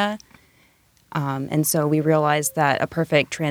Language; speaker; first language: English; native; English